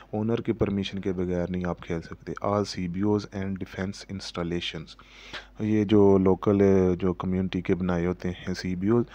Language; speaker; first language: Urdu; native; Urdu